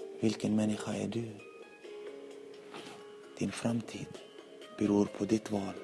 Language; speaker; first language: Swedish; non-native, learner; Arabic